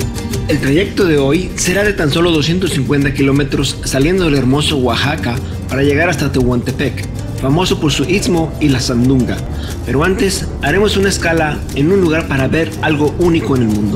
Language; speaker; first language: Spanish; native; Spanish